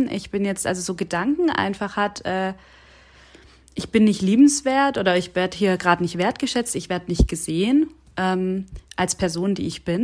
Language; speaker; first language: German; native; German